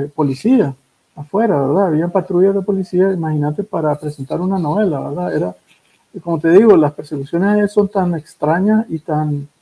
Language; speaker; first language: Spanish; native; Spanish